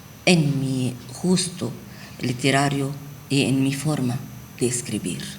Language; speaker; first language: Spanish; non-native, fluent; Arabic